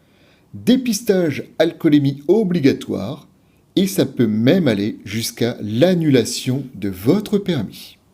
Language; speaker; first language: French; native; French